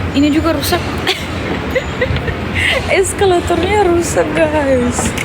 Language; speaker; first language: Indonesian; non-native, learner; Turkish